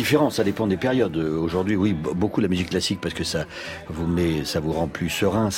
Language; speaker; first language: French; native; French